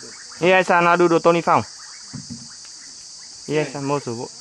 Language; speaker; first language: Portuguese; non-native, learner; Vietnamese